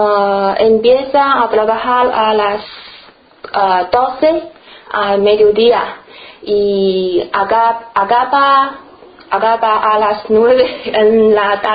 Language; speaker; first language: Spanish; non-native, learner; Chinese